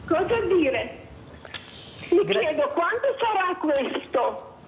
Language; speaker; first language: Italian; non-native, fluent; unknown